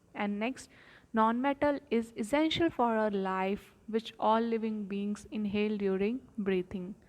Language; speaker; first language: English; non-native, local second language; Punjabi